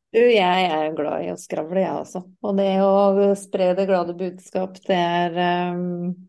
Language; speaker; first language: Norwegian; non-native, fluent; English